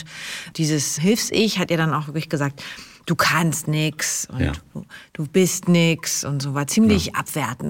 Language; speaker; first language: German; native; German